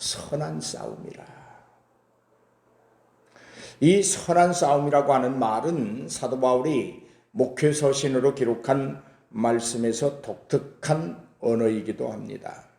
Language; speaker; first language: Korean; native; Korean